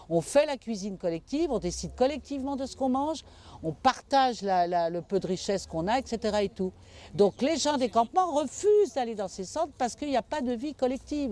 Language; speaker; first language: French; native; French